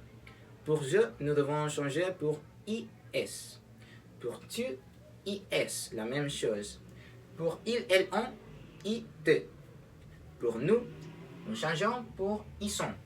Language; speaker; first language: French; non-native, learner; Spanish